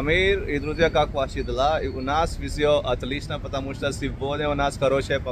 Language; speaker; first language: Russian; non-native, learner; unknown